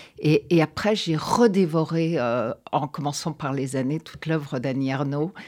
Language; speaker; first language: French; native; French